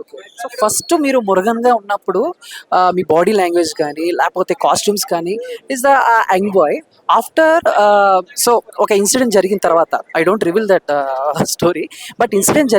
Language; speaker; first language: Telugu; native; Telugu